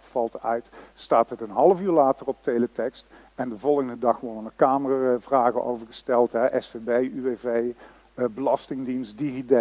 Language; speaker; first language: Dutch; native; Dutch